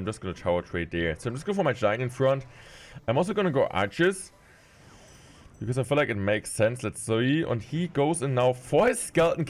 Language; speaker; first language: English; non-native, fluent; German